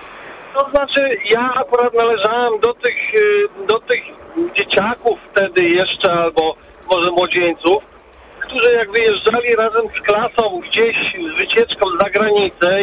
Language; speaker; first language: Polish; early bilingual, heritage; Polish